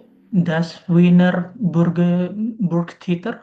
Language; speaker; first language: German; non-native, learner; Indonesian